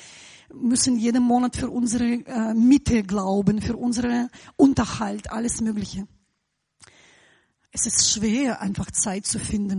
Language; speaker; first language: German; non-native, fluent; Russian